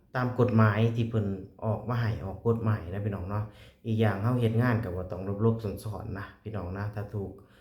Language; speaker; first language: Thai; native; Thai